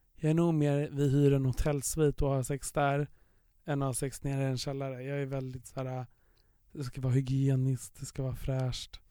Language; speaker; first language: Swedish; native; Swedish